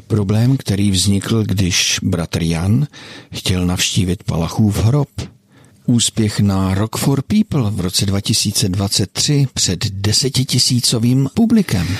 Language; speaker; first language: Czech; native; Czech